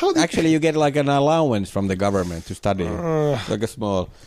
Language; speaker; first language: English; non-native, fluent; Finnish